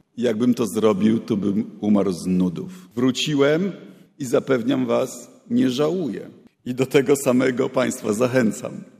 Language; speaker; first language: Polish; native; Polish